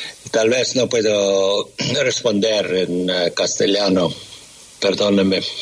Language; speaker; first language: Spanish; non-native, learner; Estonian